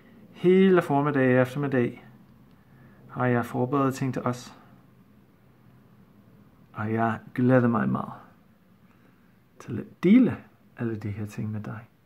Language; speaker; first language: Danish; non-native, fluent; English